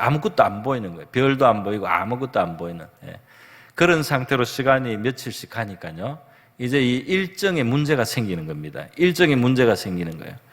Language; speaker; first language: Korean; native; Korean